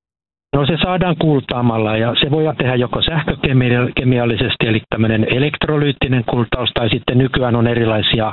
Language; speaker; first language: Finnish; native; Finnish